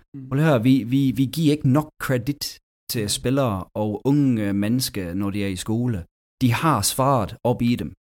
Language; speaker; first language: Danish; non-native, fluent; English